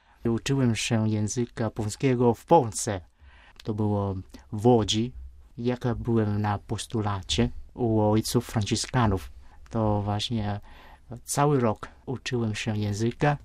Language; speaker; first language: Polish; non-native, fluent; Vietnamese